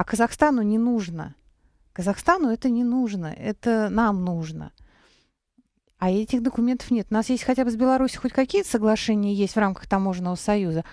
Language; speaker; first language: Russian; native; Russian